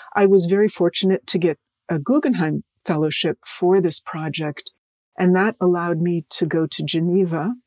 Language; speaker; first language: English; native; English